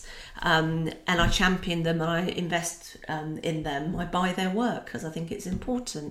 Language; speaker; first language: English; native; English